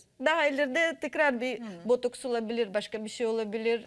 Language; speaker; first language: Turkish; non-native, fluent; Russian